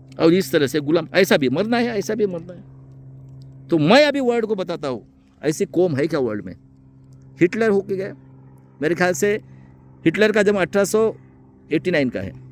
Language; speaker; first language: Hindi; non-native, local second language; Marathi